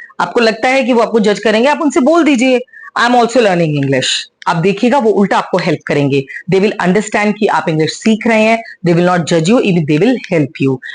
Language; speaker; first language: Hindi; native; Hindi